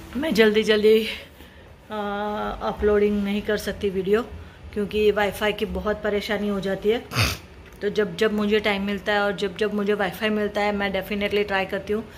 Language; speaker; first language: Hindi; non-native, local second language; Gujarati